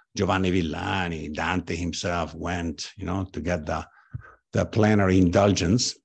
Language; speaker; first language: English; non-native, fluent; Italian